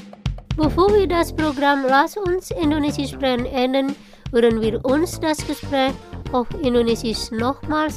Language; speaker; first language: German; non-native, fluent; Indonesian